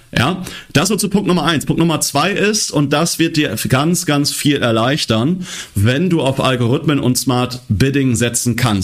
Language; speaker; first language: German; native; German